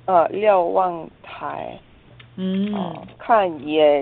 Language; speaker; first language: Chinese; non-native, learner; Korean